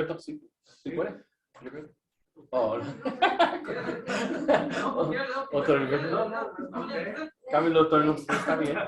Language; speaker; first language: Spanish; non-native, learner; English